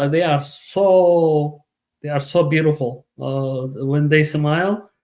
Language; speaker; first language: English; non-native, local second language; Amharic